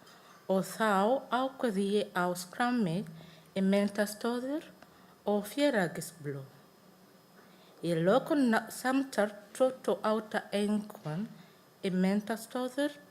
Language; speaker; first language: Icelandic; non-native, learner; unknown